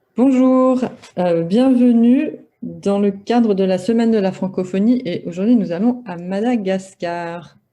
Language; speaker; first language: French; native; French